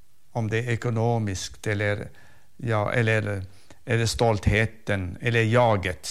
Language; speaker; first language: Swedish; non-native, fluent; Arabic